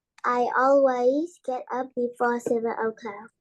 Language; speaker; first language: English; non-native, learner; Vietnamese